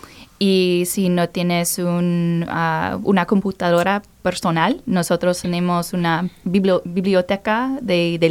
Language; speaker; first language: Spanish; non-native, learner; English